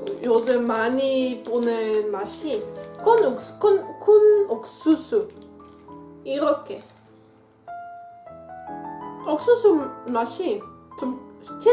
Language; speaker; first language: Korean; non-native, fluent; Dutch